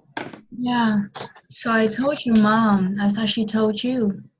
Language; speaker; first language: English; non-native, fluent; Vietnamese